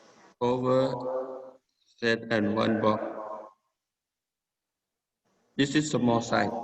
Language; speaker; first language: English; non-native, learner; Thai